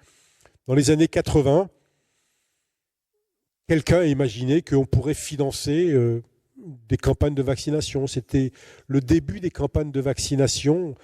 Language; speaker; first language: French; native; French